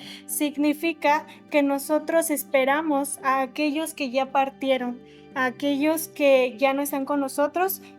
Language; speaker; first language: Spanish; native; Spanish